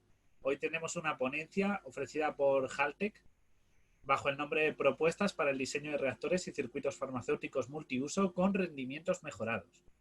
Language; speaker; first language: Spanish; native; Spanish